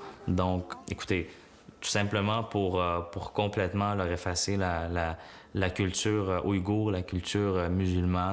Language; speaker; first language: French; early bilingual, other home language; Uyghur